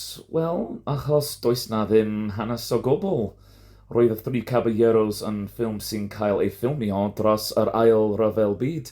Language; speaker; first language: Welsh; non-native, fluent; English